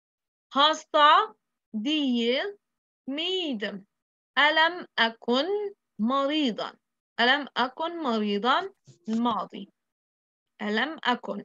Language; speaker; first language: Arabic; native; Arabic